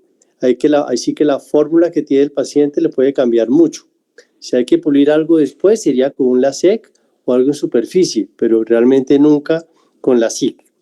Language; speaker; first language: Spanish; native; Spanish